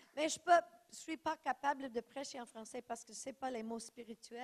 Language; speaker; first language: French; non-native, learner; English